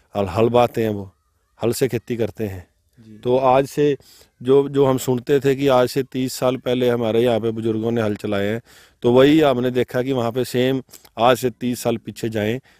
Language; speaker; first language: Hindi; non-native, local second language; Punjabi